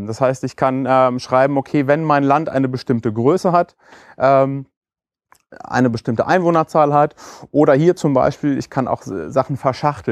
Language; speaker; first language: German; native; German